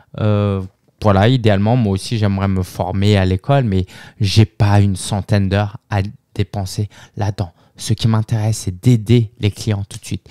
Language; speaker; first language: French; native; French